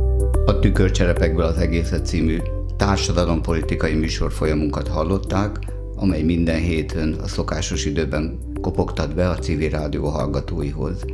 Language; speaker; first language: Hungarian; native; Hungarian